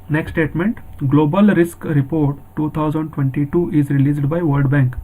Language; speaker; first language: English; non-native, local second language; Kannada